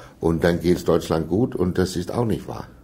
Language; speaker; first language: German; non-native, fluent; Danish